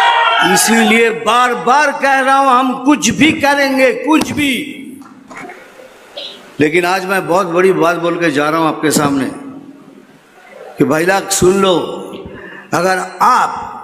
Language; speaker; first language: Hindi; non-native, local second language; Bangla